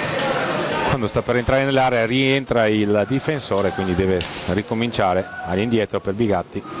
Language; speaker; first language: Italian; native; Italian